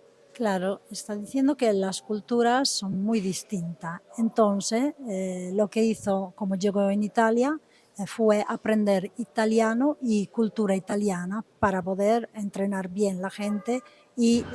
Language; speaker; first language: Spanish; non-native, fluent; Italian